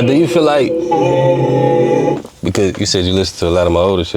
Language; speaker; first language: English; native; English